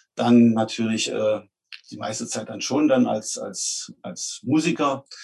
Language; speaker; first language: German; native; German